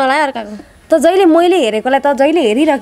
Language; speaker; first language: Nepali; native; Nepali